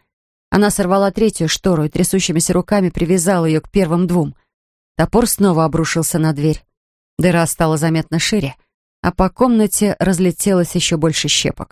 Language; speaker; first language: Russian; native; Russian